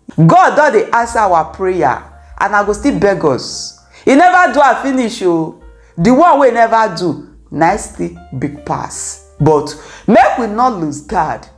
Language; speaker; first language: Nigerian Pidgin; native; Nigerian Pidgin